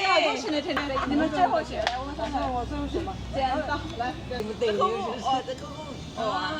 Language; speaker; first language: Chinese; early bilingual, heritage; Chinese